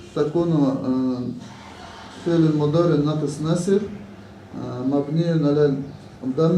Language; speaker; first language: Arabic; non-native, learner; Chechen